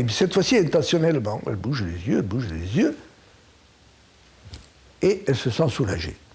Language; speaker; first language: French; native; French